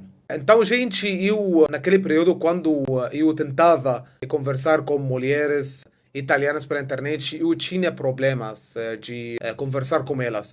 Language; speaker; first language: Portuguese; non-native, fluent; Arabic